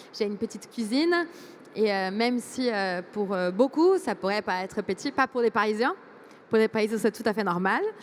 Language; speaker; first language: French; non-native, fluent; Portuguese